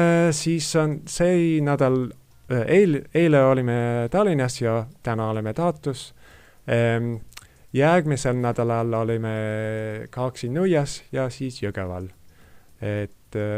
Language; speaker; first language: Estonian; non-native, fluent; English